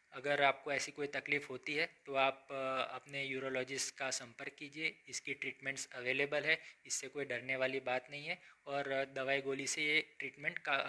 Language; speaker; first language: Hindi; non-native, local second language; Gujarati